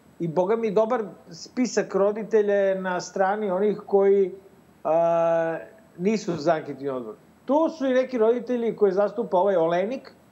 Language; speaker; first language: Serbian; native; Serbian